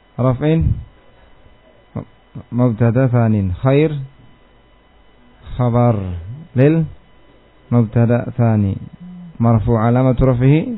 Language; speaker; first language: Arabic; non-native, fluent; Indonesian